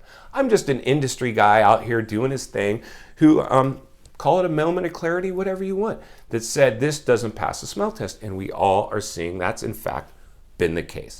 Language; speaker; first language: English; native; English